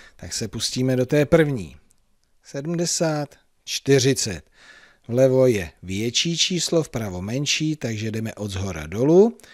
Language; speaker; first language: Czech; native; Czech